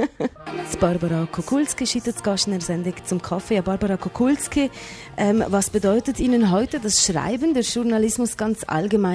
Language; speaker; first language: German; native; German